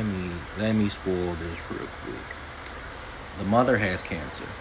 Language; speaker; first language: English; native; English